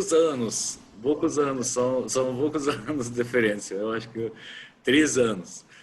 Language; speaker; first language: Portuguese; non-native, fluent; Arabic